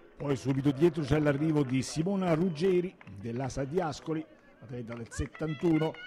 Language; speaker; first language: Italian; native; Italian